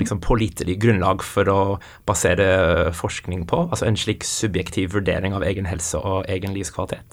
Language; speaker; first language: Norwegian; native; Norwegian